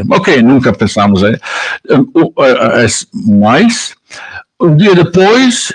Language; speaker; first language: Portuguese; non-native, learner; Dutch